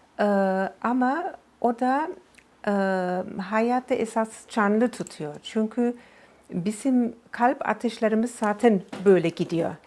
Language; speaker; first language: Turkish; non-native, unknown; German